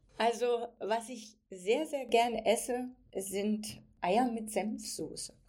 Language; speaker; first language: German; native; German